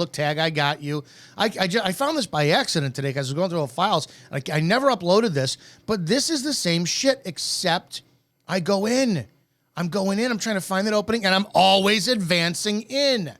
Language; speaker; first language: English; native; English